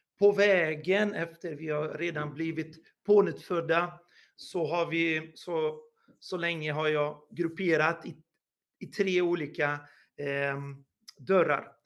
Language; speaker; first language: Swedish; non-native, fluent; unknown